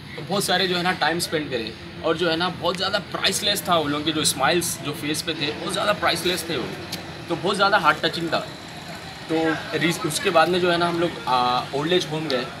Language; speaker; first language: Hindi; non-native, local second language; Urdu